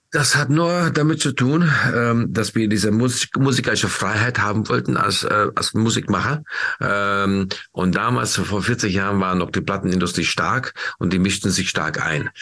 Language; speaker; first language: German; non-native, fluent; Hungarian